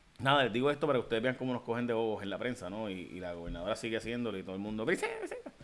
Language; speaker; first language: Spanish; early bilingual, heritage; Spanish